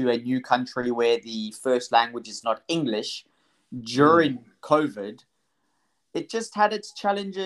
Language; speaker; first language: English; native; English